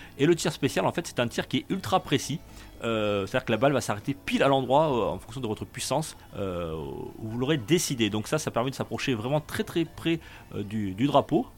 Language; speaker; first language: French; native; French